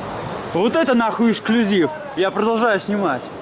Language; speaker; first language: Russian; native; Russian